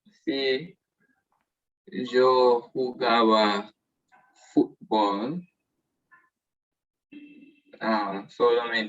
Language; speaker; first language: Spanish; non-native, learner; English